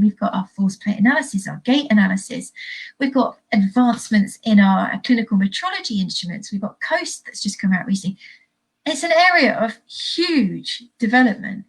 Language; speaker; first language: English; native; English